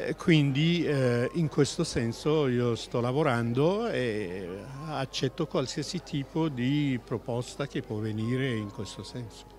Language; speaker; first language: Italian; non-native, fluent; Persian